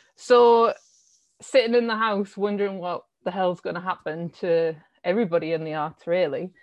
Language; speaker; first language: English; native; English